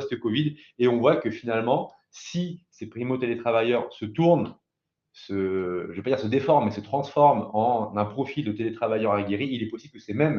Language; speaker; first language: French; native; French